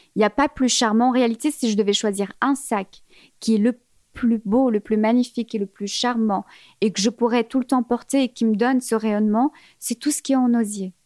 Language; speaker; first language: French; early bilingual, other home language; Arabic